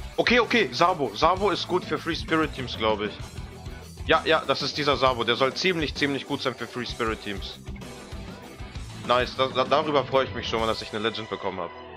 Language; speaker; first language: German; native; German